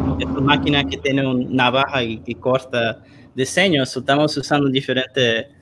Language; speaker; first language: Spanish; early bilingual, heritage; Spanish